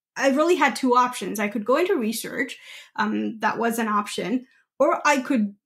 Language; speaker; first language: English; non-native, local second language; Gujarati